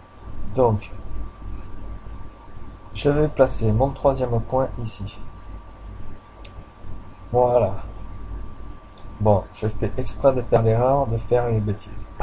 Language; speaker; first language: French; native; French